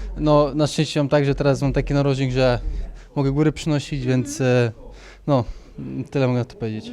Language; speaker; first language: Polish; early bilingual, heritage; Polish